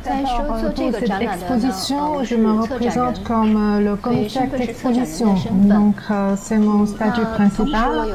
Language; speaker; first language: French; non-native, learner; Chinese